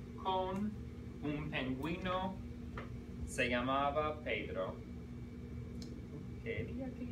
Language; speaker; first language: Spanish; non-native, fluent; English